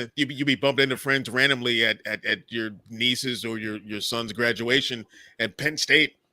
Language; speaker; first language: English; native; English